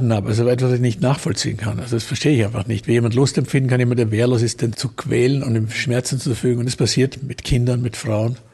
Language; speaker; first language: German; native; German